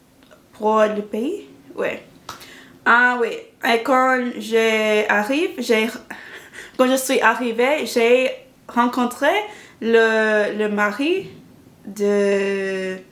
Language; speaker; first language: French; non-native, learner; English